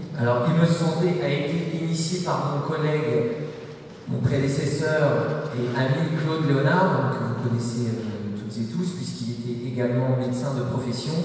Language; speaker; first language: French; native; French